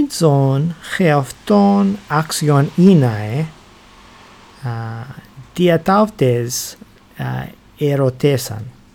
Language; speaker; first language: Greek; non-native, learner; English